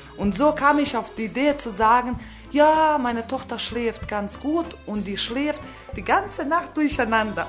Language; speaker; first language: German; non-native, fluent; Bosnian